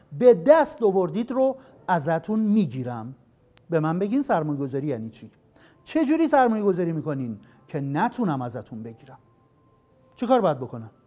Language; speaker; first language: Persian; native; Persian